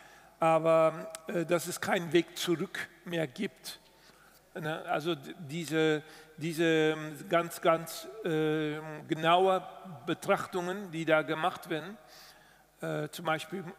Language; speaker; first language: German; non-native, fluent; Dutch